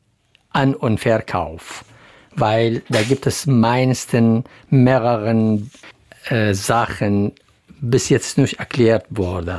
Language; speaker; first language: German; non-native, learner; Central Kurdish